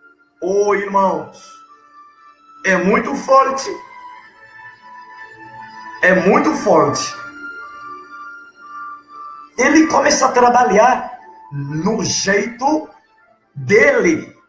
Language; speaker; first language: Portuguese; non-native, learner; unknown